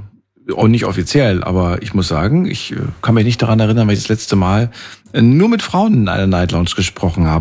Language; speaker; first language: German; native; German